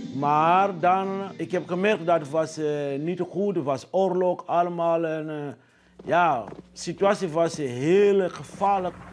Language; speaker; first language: Dutch; non-native, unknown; Lingala